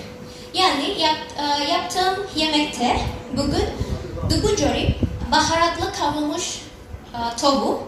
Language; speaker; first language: Turkish; non-native, learner; Indonesian